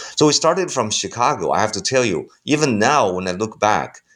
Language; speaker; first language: English; non-native, fluent; Chinese